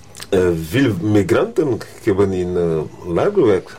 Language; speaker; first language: Dutch; non-native, learner; French